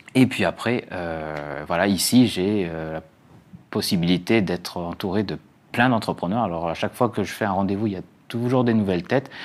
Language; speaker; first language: French; native; French